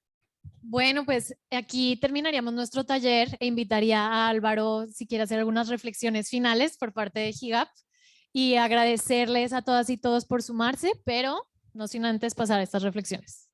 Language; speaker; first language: Spanish; native; Spanish